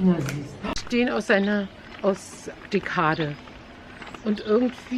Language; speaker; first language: German; native; German